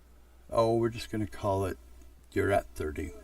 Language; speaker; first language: English; native; English